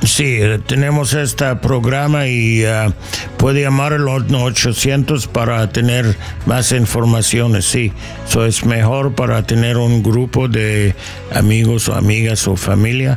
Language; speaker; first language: Spanish; non-native, learner; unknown